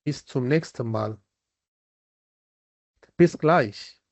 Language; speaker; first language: German; non-native, fluent; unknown